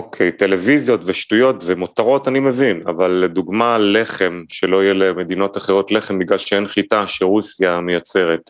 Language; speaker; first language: Hebrew; native; Hebrew